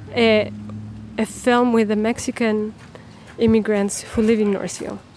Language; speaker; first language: English; non-native, fluent; Spanish